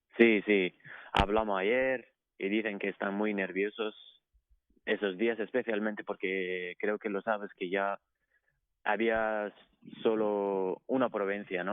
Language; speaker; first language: Spanish; non-native, fluent; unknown